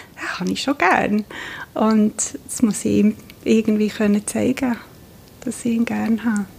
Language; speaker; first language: German; non-native, fluent; English